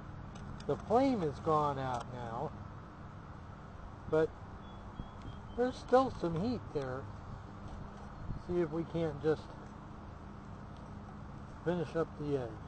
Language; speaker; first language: English; native; English